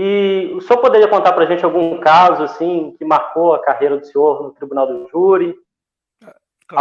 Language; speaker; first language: Portuguese; native; Portuguese